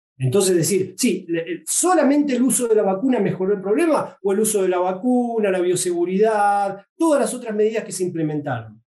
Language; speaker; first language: Spanish; native; Spanish